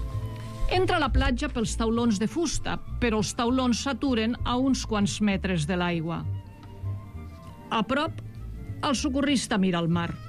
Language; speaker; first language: Catalan; native; Catalan